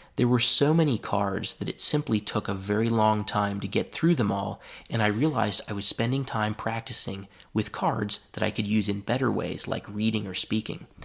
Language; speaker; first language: English; native; English